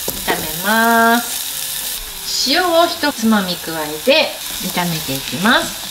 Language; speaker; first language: Japanese; native; Japanese